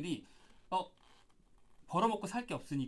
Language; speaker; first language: Korean; native; Korean